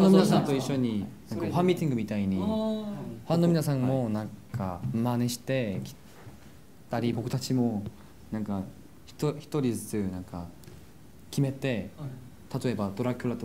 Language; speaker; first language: Japanese; non-native, fluent; Korean